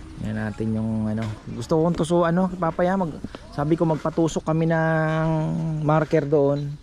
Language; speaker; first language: Filipino; native; Filipino